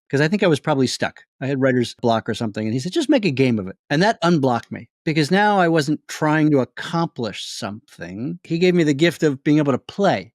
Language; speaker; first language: English; native; English